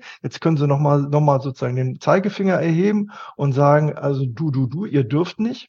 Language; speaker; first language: German; native; German